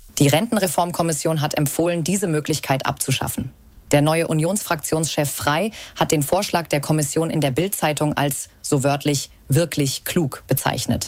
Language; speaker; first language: German; native; German